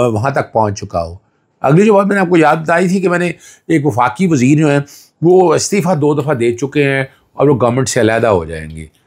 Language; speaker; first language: Urdu; non-native, local second language; Punjabi